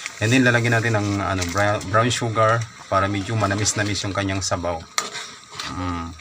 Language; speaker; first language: Filipino; non-native, local second language; Cebuano